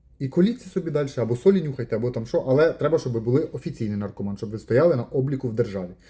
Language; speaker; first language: Ukrainian; non-native, local second language; Russian